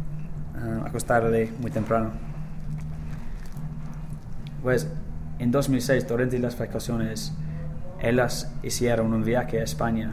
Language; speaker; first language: Spanish; non-native, learner; English